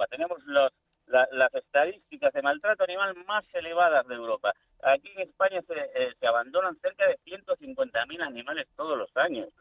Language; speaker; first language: Spanish; native; Spanish